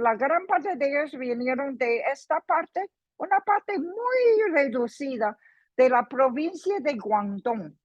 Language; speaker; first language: Spanish; non-native, fluent; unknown